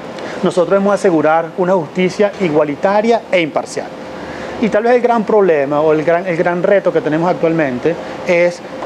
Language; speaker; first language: Spanish; native; Spanish